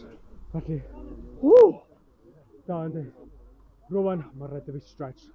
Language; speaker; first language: Welsh; non-native, learner; English